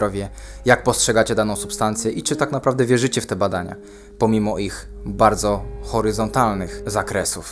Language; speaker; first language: Polish; native; Polish